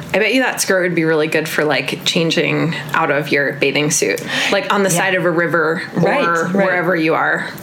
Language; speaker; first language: English; native; English